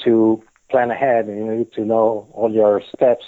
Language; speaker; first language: English; non-native, fluent; Italian